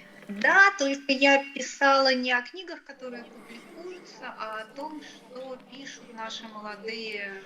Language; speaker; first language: Russian; native; Russian